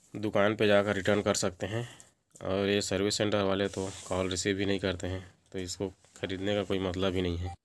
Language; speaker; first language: Hindi; native; Hindi